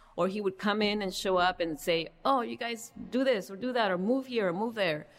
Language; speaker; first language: English; early bilingual, other home language; Spanish